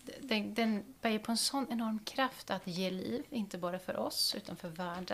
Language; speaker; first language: Swedish; native; Swedish